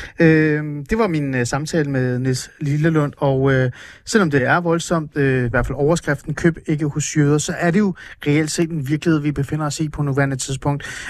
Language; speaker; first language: Danish; early bilingual, other home language; Persian